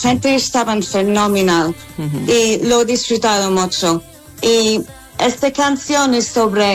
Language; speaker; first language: Spanish; non-native, learner; English